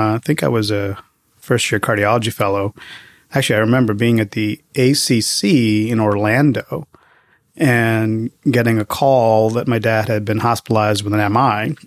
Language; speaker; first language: English; early bilingual, other home language; Tamil